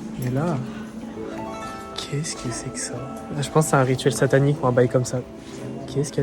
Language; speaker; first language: French; native; French